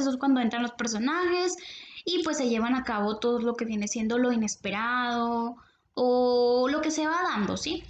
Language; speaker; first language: Spanish; native; Spanish